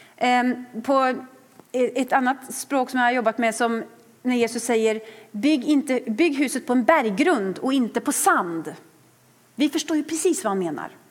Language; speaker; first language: Swedish; native; Swedish